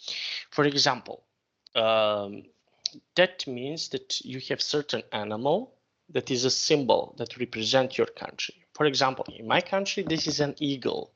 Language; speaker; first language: English; non-native, fluent; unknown